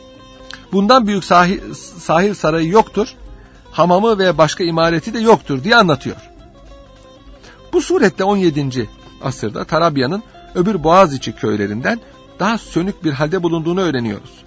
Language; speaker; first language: Turkish; native; Turkish